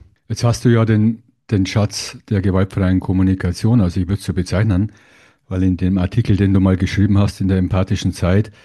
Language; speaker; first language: German; native; German